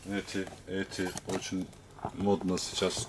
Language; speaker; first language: Russian; non-native, local second language; Turkish